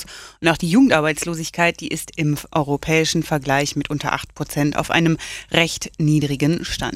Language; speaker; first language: German; native; German